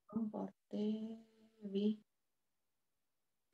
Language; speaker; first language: French; non-native, learner; Indonesian